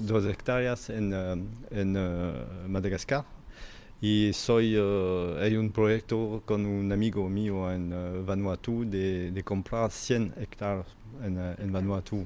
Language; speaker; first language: Spanish; non-native, fluent; French